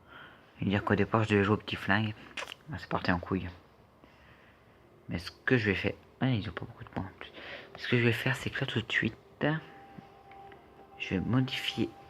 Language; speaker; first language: French; native; French